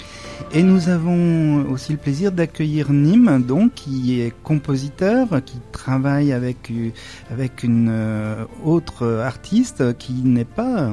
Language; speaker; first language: French; native; French